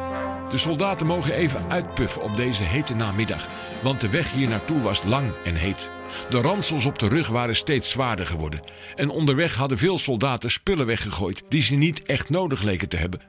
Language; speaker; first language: Dutch; native; Dutch